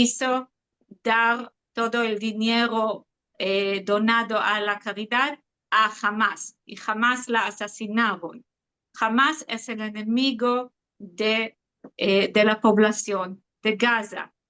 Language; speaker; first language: Spanish; non-native, fluent; Hebrew